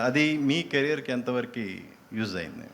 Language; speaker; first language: Telugu; native; Telugu